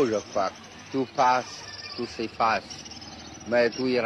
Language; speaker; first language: French; non-native, fluent; Chinese